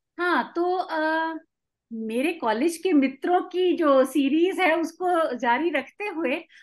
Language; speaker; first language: Hindi; non-native, local second language; Tamil